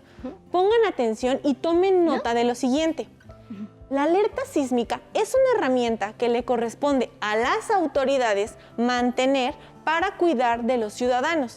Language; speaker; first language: Spanish; native; Spanish